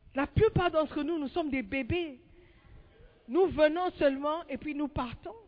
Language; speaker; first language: French; non-native, fluent; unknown